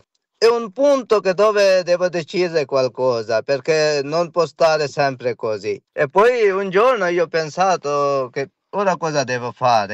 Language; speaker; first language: Italian; non-native, learner; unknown